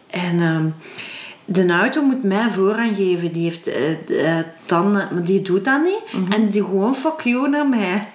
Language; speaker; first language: Dutch; native; Dutch